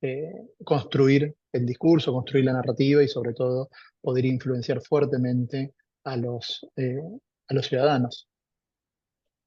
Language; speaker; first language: Spanish; native; Spanish